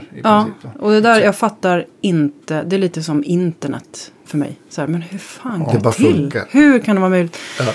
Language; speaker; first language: Swedish; native; Swedish